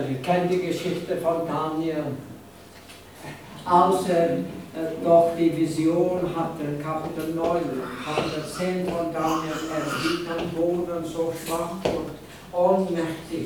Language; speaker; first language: German; non-native, fluent; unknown